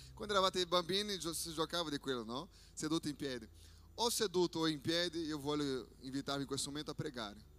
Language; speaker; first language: Italian; non-native, fluent; Portuguese